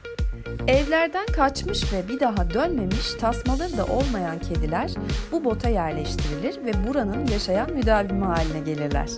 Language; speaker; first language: Turkish; native; Turkish